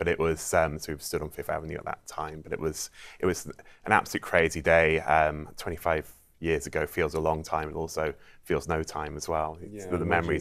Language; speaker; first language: English; native; English